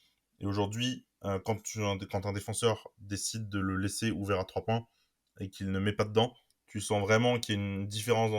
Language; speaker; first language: French; native; French